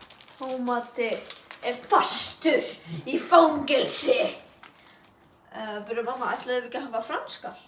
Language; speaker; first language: Icelandic; early bilingual, heritage; English